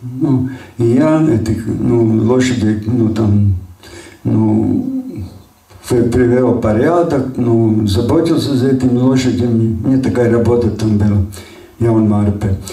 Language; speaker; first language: Russian; non-native, local second language; Latvian